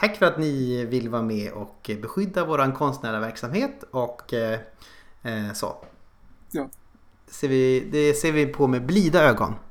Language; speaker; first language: Swedish; native; Swedish